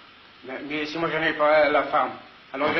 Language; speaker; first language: French; non-native, learner; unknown